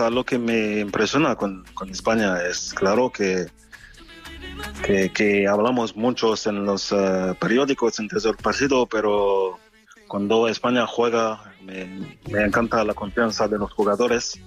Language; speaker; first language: Spanish; non-native, fluent; French